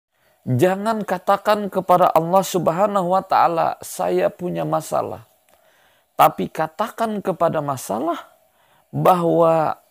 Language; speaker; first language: Indonesian; native; Indonesian